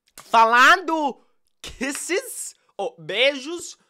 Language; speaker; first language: Portuguese; non-native, learner; English